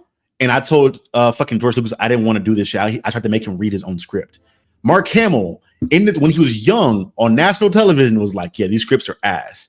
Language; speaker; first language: English; native; English